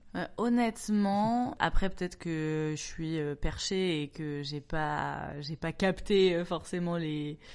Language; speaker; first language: French; native; French